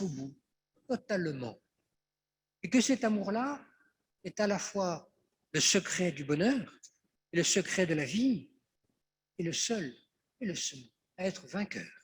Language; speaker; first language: French; native; French